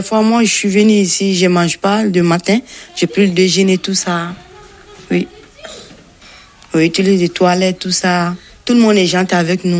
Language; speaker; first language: French; non-native, learner; Bambara